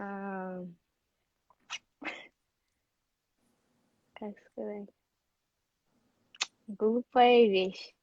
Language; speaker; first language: Russian; non-native, local second language; Yakut